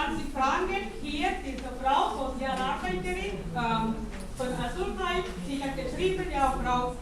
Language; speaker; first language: German; non-native, fluent; Tamil